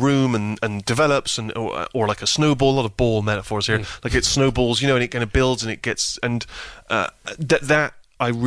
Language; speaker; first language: English; native; English